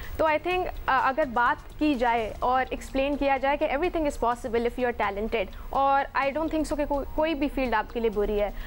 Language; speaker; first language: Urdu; native; Urdu